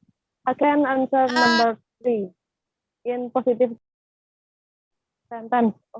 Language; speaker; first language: English; non-native, learner; Indonesian